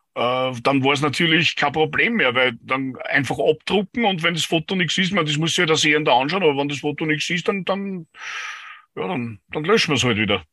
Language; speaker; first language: German; native; German